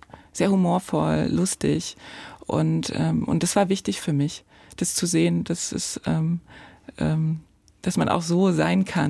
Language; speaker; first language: German; native; German